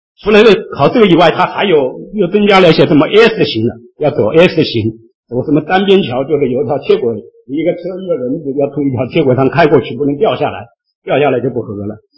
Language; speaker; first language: Chinese; native; Chinese